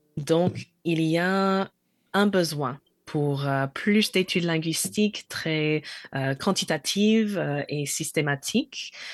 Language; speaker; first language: French; non-native, fluent; English